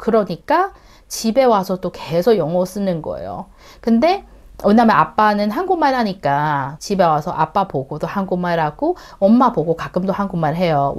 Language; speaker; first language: Korean; non-native, learner; Chinese